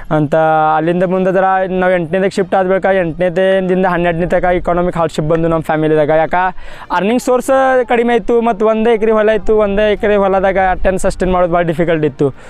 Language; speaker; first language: Kannada; non-native, local second language; Marathi